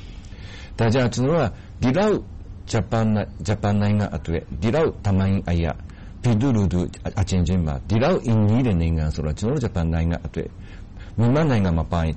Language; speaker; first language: Burmese; non-native, fluent; Japanese